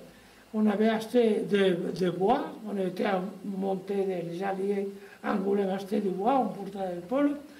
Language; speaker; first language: French; non-native, fluent; Spanish